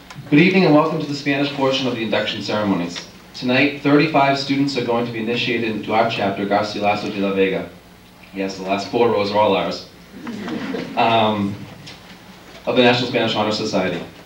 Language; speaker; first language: English; native; English